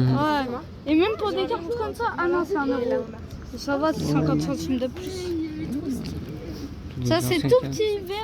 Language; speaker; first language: French; native; French